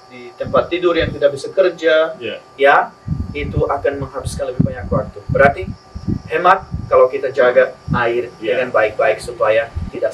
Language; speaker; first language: Indonesian; non-native, learner; Spanish